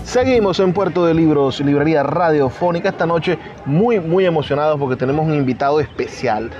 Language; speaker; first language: Spanish; native; Spanish